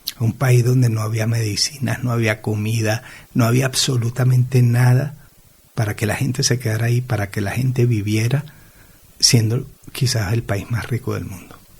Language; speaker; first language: Spanish; native; Spanish